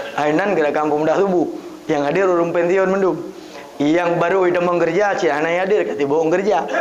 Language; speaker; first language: Malay; non-native, local second language; Achinese